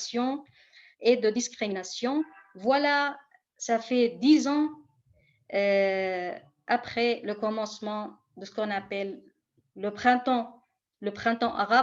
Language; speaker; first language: French; non-native, fluent; Kurdish